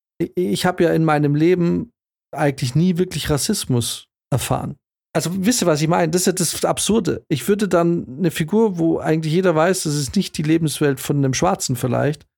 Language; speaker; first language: German; early bilingual, other home language; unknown